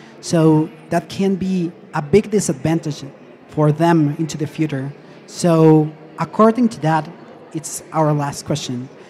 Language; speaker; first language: English; non-native, fluent; Spanish